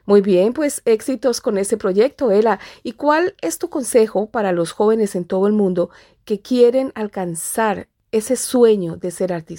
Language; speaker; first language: Spanish; native; Spanish